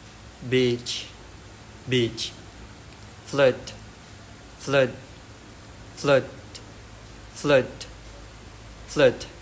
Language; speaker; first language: English; non-native, learner; Indonesian